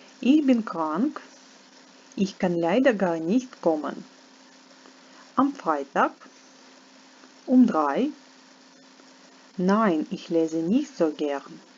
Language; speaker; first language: German; non-native, fluent; Ukrainian